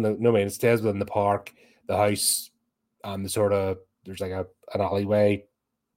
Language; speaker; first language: English; native; English